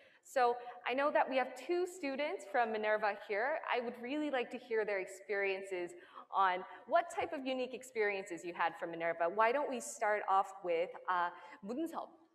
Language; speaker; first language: English; non-native, fluent; Korean